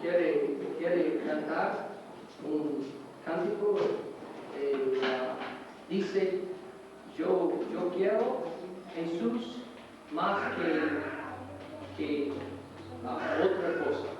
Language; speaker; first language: Spanish; non-native, learner; English